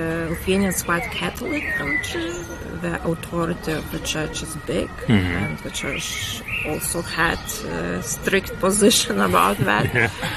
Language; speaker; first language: English; non-native, fluent; Lithuanian